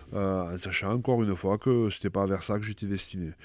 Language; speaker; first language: French; native; French